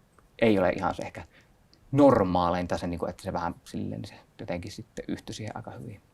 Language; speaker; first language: Finnish; native; Finnish